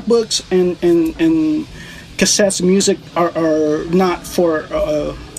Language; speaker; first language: English; early bilingual, other home language; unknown